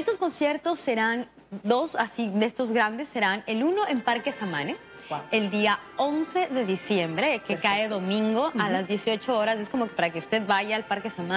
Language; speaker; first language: Spanish; native; Spanish